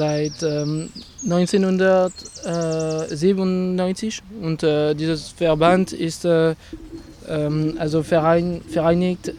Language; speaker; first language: German; non-native, fluent; French